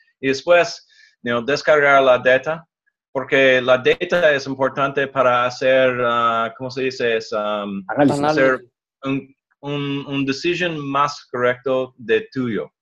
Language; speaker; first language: Spanish; non-native, learner; English